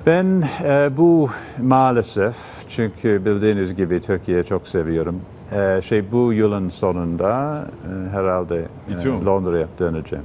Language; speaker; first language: Turkish; non-native, fluent; English